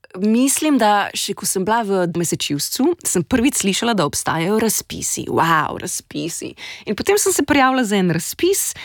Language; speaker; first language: Slovenian; native; Slovenian